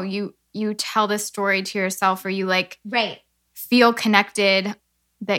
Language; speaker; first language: English; native; English